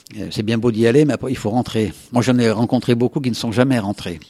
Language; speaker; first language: French; native; French